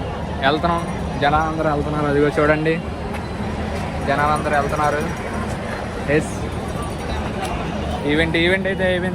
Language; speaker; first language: Telugu; native; Telugu